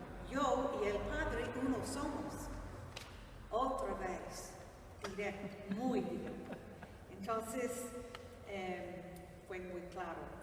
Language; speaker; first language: Spanish; non-native, fluent; English